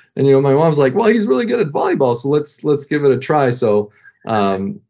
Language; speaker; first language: English; non-native, fluent; French